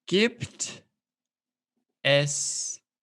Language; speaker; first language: German; non-native, fluent; English